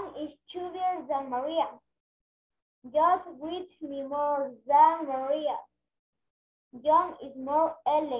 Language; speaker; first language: English; non-native, learner; Spanish